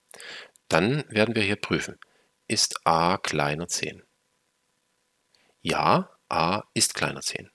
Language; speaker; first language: German; native; German